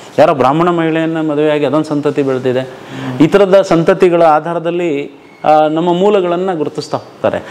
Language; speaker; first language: Kannada; non-native, local second language; Lambadi